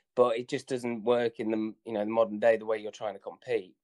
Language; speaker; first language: English; native; English